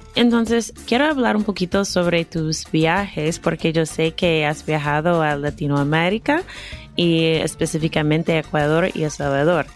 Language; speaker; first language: Spanish; non-native, fluent; English